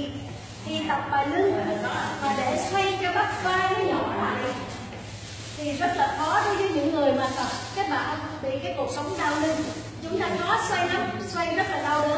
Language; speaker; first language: Vietnamese; native; Vietnamese